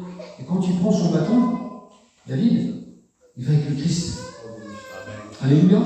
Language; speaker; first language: French; native; French